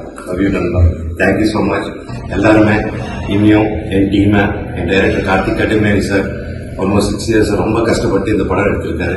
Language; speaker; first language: Tamil; non-native, local second language; Telugu